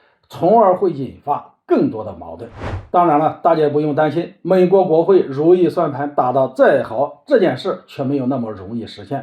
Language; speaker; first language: Chinese; native; Chinese